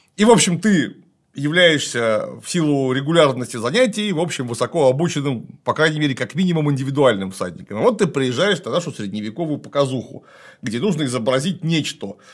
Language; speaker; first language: Russian; native; Russian